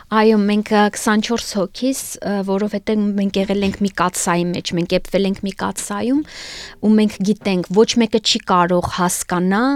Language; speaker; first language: Armenian; native; Armenian